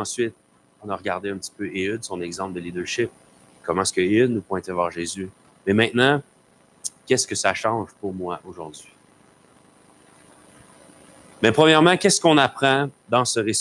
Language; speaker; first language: French; native; French